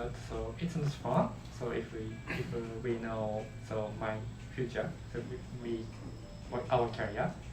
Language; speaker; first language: English; non-native, learner; Japanese